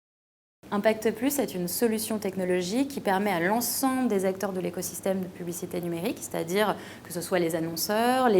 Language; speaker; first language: French; native; French